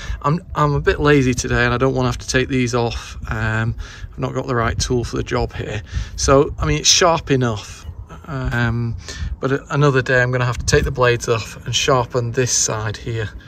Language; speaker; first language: English; native; English